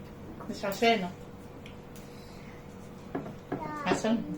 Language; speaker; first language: Arabic; native; Arabic